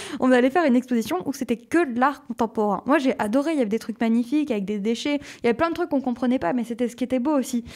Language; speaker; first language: French; native; French